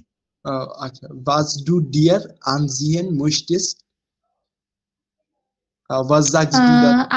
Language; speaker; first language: German; non-native, learner; Bangla